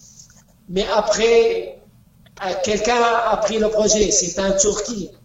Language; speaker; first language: French; non-native, learner; Arabic